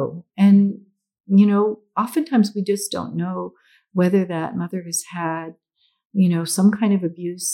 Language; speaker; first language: English; native; English